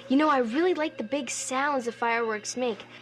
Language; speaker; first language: English; native; English